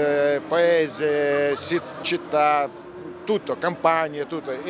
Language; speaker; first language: Italian; non-native, learner; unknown